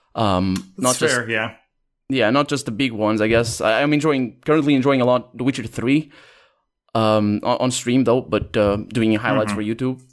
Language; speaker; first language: English; non-native, fluent; Portuguese